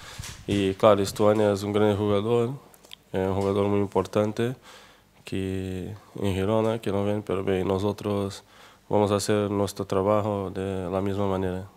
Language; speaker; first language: Spanish; non-native, fluent; Portuguese